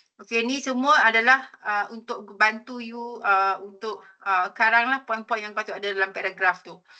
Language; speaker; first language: Malay; native; Malay